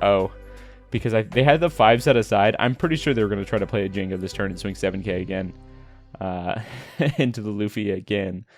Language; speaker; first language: English; native; English